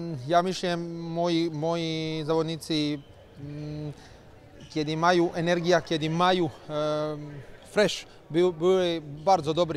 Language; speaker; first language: Polish; non-native, learner; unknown